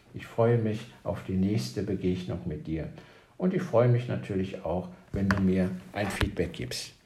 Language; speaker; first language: German; native; German